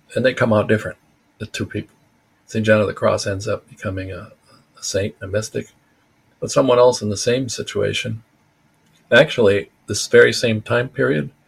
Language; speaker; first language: English; early bilingual, other home language; Spanish